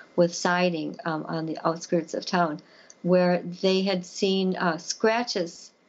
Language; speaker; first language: English; native; English